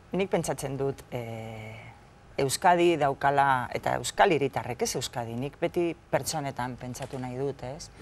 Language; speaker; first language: Basque; non-native, local second language; Spanish